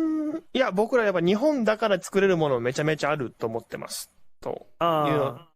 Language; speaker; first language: Japanese; native; Japanese